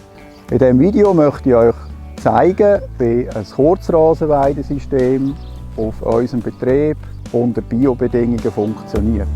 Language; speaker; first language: German; native; German